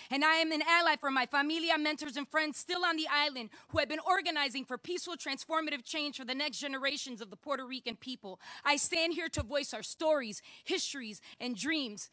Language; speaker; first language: English; native; English